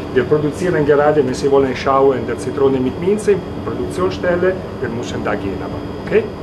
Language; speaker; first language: German; non-native, learner; Italian